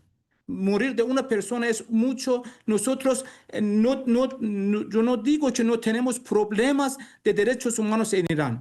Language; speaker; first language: Spanish; non-native, learner; Persian